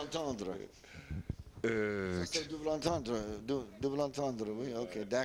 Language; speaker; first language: French; non-native, learner; English